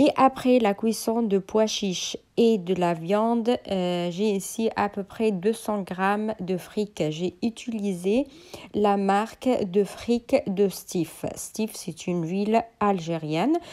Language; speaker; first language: French; non-native, local second language; Arabic